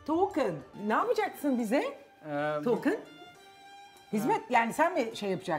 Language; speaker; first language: Turkish; native; Turkish